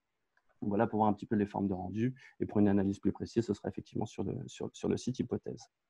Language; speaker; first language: French; native; French